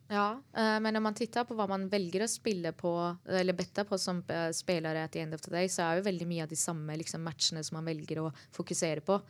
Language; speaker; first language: Norwegian; early bilingual, other home language; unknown